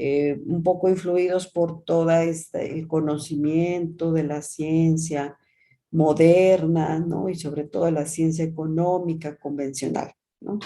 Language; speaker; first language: Spanish; native; Spanish